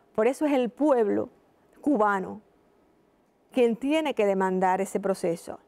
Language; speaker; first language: Spanish; native; Spanish